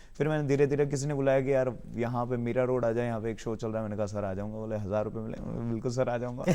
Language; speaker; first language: Hindi; native; Hindi